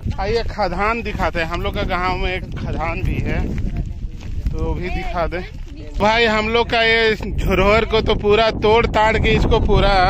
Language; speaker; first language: Hindi; native; Hindi